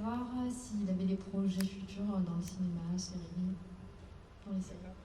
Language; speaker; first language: French; native; French